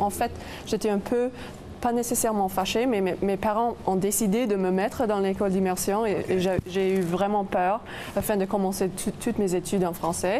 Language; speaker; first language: French; non-native, local second language; English